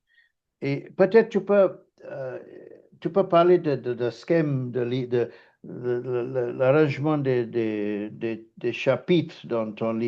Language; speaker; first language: French; non-native, fluent; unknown